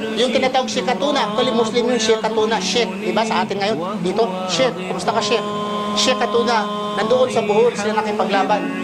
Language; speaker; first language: Filipino; non-native, local second language; Cebuano